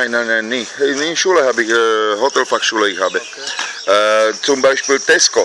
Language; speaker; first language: German; non-native, learner; Thai